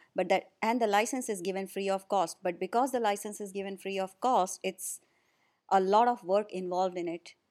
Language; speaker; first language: English; non-native, local second language; Hindi